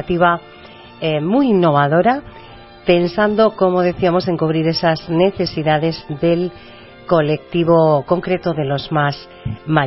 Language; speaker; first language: Spanish; native; Spanish